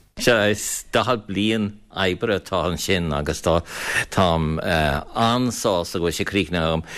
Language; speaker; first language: Irish; non-native, fluent; English